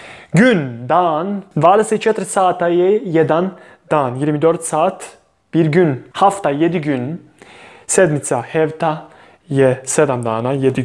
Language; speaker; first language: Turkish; non-native, fluent; Bosnian